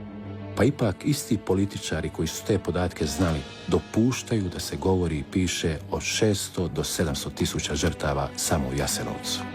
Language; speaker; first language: Croatian; native; Croatian